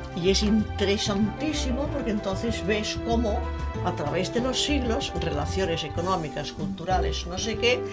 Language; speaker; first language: Spanish; native; Spanish